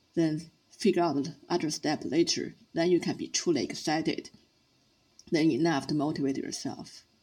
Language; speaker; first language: English; non-native, fluent; Chinese